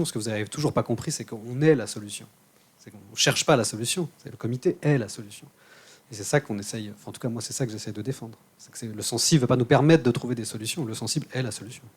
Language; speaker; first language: French; native; French